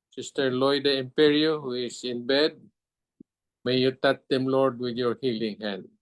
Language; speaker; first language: English; non-native, local second language; Filipino